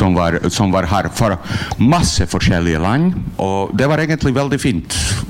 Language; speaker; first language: Swedish; non-native, learner; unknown